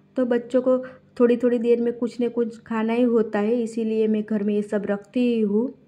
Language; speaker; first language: Hindi; non-native, local second language; Gujarati